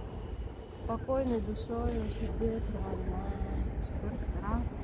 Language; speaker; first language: Russian; non-native, local second language; Kazakh